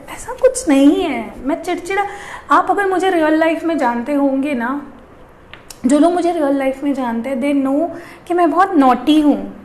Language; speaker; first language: Hindi; non-native, local second language; Marathi